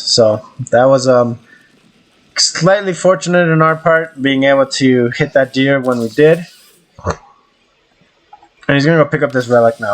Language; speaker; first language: English; native; English